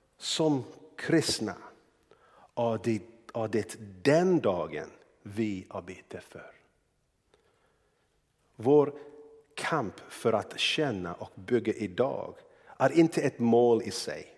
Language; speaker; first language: Swedish; non-native, fluent; English